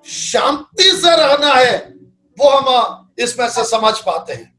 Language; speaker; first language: Hindi; non-native, local second language; Malayalam